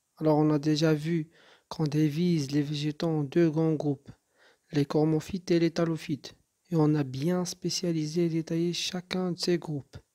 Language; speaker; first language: French; non-native, local second language; Arabic